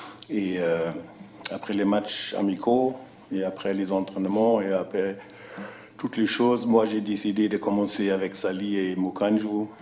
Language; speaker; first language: French; non-native, fluent; German